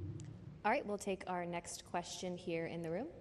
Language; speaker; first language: English; native; English